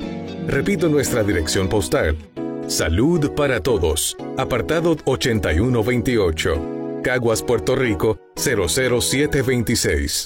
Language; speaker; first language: Spanish; native; Spanish